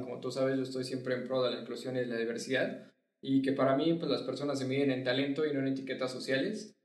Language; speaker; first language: Spanish; native; Spanish